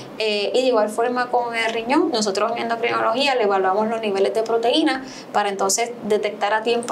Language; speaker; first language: Spanish; native; Spanish